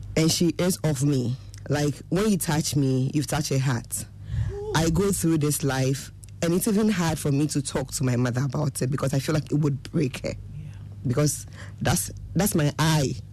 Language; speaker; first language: English; non-native, local second language; Akan